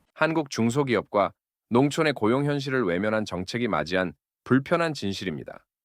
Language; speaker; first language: Korean; native; Korean